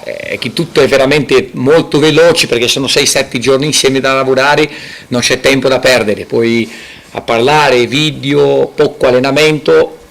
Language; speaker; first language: Italian; non-native, fluent; Portuguese